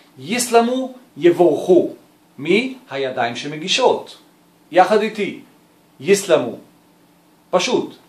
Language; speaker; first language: Hebrew; non-native, local second language; Arabic